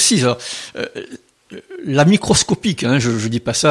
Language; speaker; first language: French; native; French